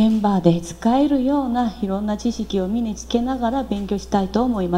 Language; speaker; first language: Japanese; non-native, fluent; Korean